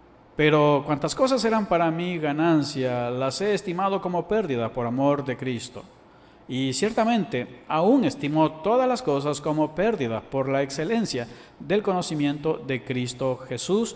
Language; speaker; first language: Spanish; native; Spanish